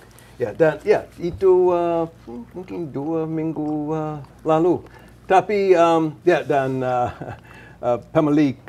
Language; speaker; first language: Indonesian; non-native, learner; English